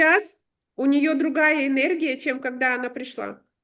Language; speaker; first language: Russian; native; Russian